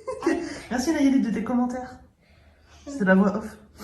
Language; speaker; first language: French; native; French